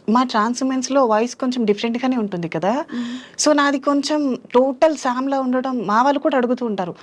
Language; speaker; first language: Telugu; native; Telugu